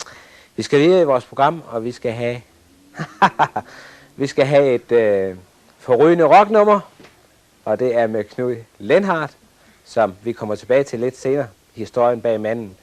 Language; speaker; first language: Danish; native; Danish